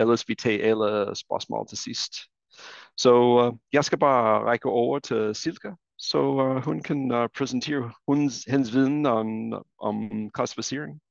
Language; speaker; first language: Danish; non-native, fluent; English